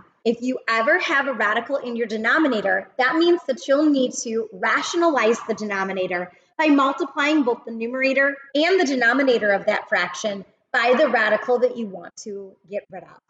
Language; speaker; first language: English; native; English